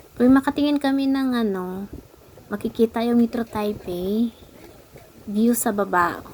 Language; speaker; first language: Filipino; non-native, local second language; Cebuano